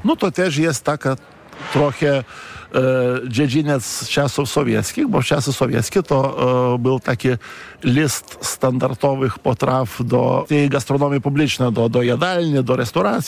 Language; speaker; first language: Polish; non-native, fluent; Lithuanian